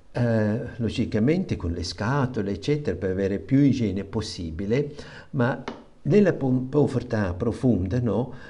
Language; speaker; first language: Italian; non-native, fluent; German